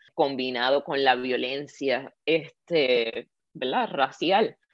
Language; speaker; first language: Spanish; native; Spanish